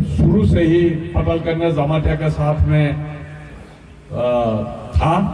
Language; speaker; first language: Hindi; non-native, local second language; Assamese